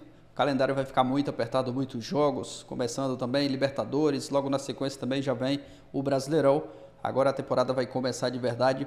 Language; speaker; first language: Portuguese; native; Portuguese